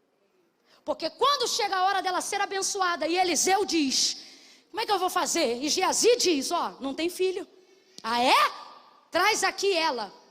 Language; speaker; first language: Portuguese; native; Portuguese